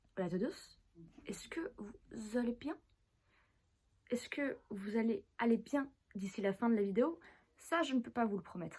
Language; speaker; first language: French; native; French